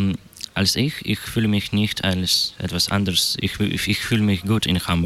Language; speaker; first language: German; non-native, learner; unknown